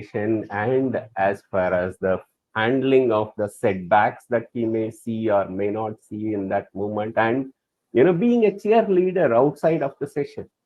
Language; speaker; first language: English; non-native, local second language; Tamil